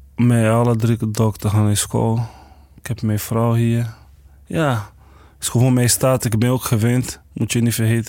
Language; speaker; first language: Dutch; non-native, learner; Portuguese